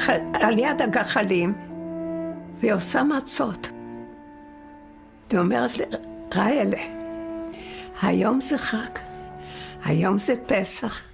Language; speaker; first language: Hebrew; non-native, fluent; Yiddish